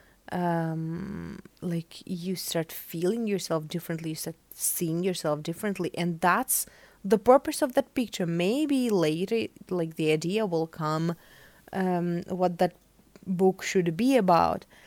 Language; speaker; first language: English; non-native, fluent; Russian